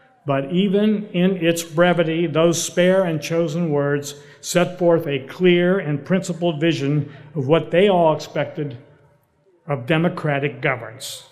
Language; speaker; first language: English; native; English